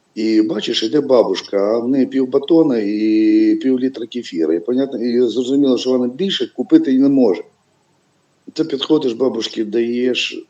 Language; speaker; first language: Ukrainian; non-native, local second language; Russian